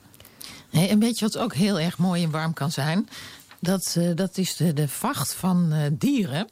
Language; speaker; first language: Dutch; native; Dutch